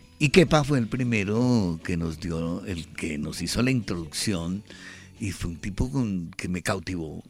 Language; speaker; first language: Spanish; native; Spanish